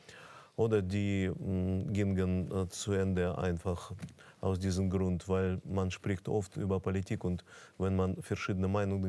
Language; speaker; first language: German; non-native, fluent; Russian